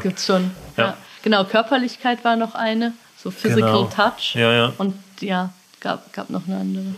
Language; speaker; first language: German; native; German